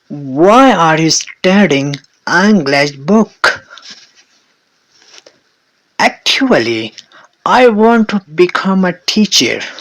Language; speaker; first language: English; non-native, learner; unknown